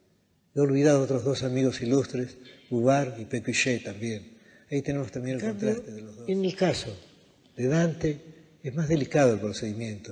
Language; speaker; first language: Spanish; native; Spanish